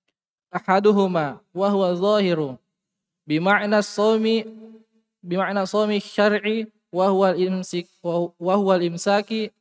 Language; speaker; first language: Arabic; non-native, learner; Indonesian